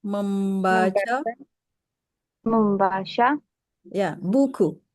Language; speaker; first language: Indonesian; non-native, learner; Malay